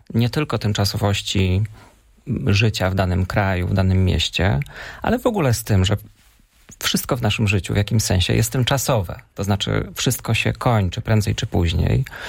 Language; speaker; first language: Polish; native; Polish